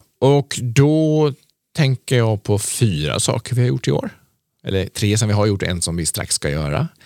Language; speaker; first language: Swedish; native; Swedish